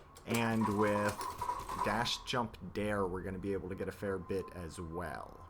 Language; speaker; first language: English; native; English